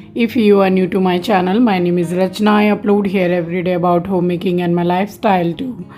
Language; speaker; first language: English; non-native, local second language; Hindi